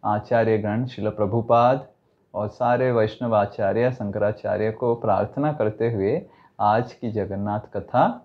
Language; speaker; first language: Hindi; non-native, local second language; Odia